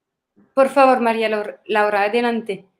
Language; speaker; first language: Spanish; non-native, fluent; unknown